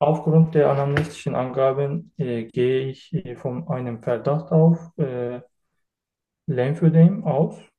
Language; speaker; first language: German; non-native, learner; Turkish